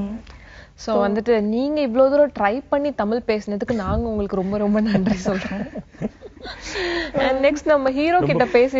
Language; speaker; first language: Tamil; native; Tamil